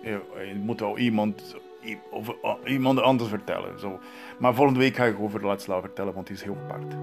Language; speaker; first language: Dutch; non-native, learner; Portuguese